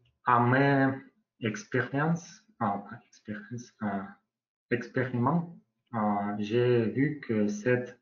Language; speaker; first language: French; non-native, learner; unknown